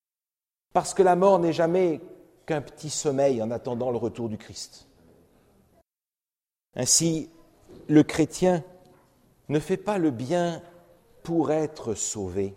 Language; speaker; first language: French; native; French